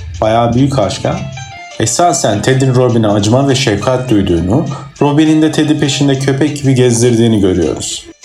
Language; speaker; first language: Turkish; native; Turkish